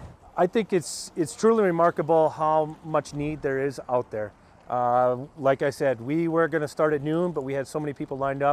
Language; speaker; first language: English; native; English